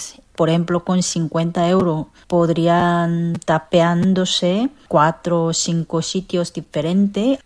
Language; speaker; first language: Spanish; non-native, fluent; Korean